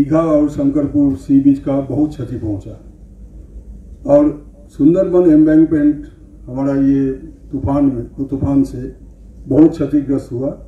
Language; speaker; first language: Hindi; non-native, local second language; Bangla